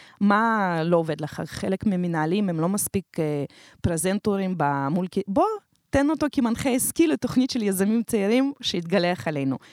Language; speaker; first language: Hebrew; non-native, fluent; Russian